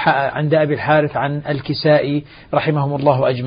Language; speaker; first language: Arabic; native; Arabic